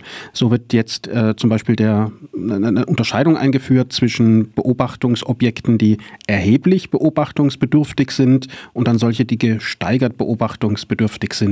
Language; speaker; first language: German; native; German